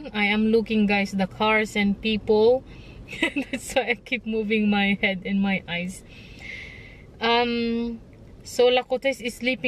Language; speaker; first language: English; non-native, local second language; Filipino